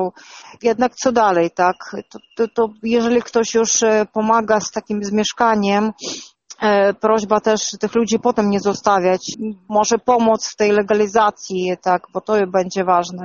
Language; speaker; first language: Polish; non-native, fluent; Russian